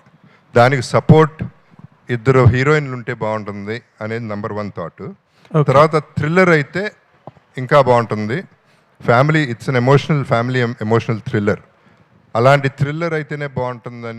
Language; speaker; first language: Telugu; native; Telugu